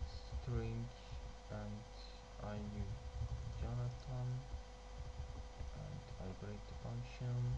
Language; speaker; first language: English; non-native, learner; Turkish